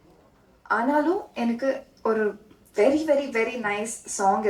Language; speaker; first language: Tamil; non-native, learner; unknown